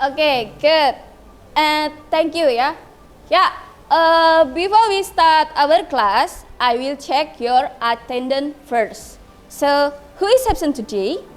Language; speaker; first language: English; non-native, learner; Indonesian